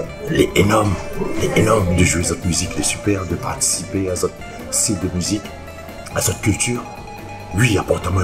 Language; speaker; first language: French; non-native, local second language; Réunion Creole French